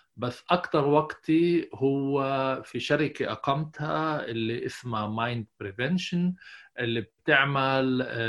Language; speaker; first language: Arabic; native; Arabic